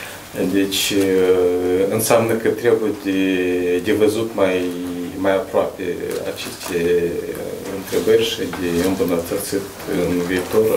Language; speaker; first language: Romanian; non-native, local second language; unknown